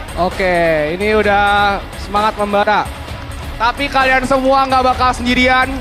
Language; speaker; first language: Indonesian; native; Indonesian